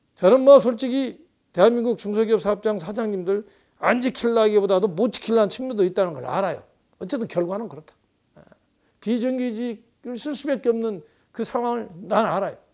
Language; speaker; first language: Korean; native; Korean